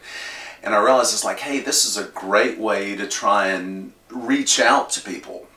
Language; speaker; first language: English; native; English